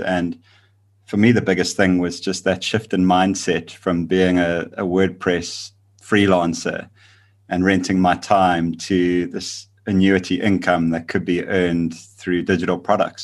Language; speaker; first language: English; native; English